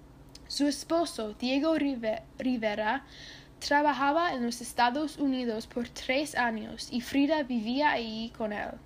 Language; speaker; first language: Spanish; non-native, learner; English